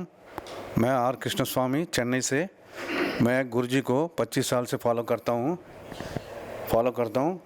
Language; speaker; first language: Hindi; non-native, local second language; Tamil